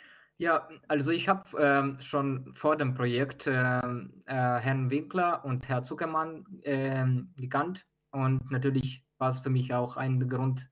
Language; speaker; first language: German; non-native, fluent; Ukrainian